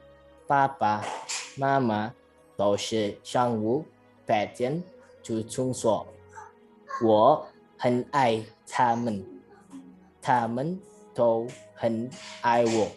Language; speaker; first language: Chinese; non-native, learner; Indonesian